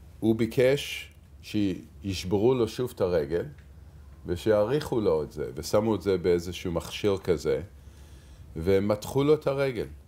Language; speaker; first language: Hebrew; early bilingual, heritage; Hebrew